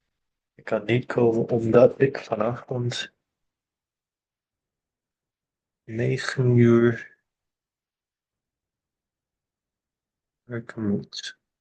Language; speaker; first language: Dutch; non-native, learner; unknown